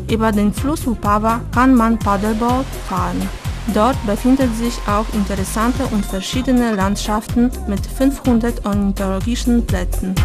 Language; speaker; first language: German; non-native, fluent; Polish